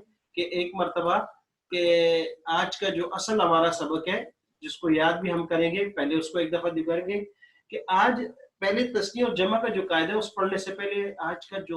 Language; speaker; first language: Urdu; native; Urdu